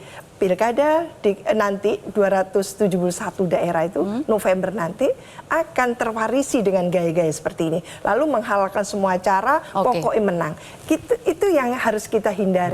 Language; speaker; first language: Indonesian; native; Indonesian